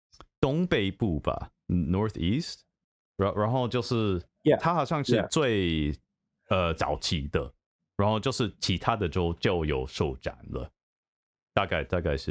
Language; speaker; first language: Chinese; non-native, fluent; English